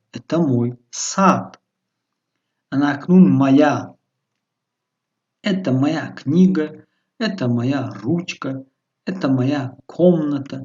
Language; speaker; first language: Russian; non-native, local second language; Tajik